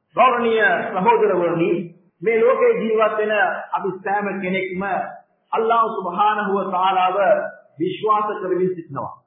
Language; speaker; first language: Sinhala; non-native, local second language; Tamil